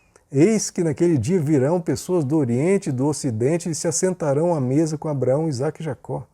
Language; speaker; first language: Portuguese; native; Portuguese